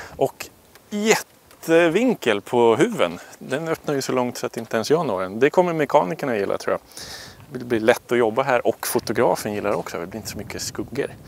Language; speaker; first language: Swedish; native; Swedish